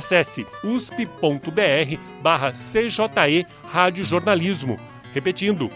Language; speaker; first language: Portuguese; native; Portuguese